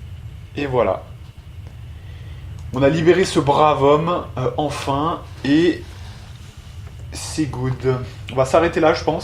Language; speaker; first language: French; native; French